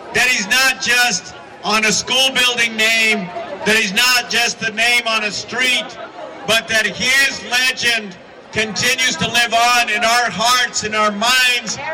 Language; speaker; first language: English; early bilingual, other home language; Spanish